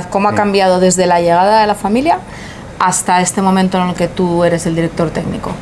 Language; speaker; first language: Spanish; native; Spanish